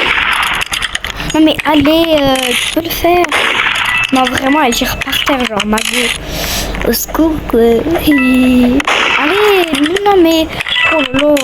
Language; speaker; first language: French; native; French